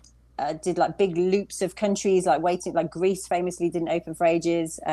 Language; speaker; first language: English; native; English